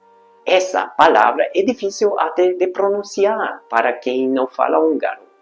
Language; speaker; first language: Portuguese; non-native, fluent; Hungarian